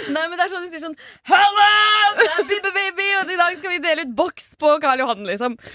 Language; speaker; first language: Norwegian; early bilingual, other home language; Kurdish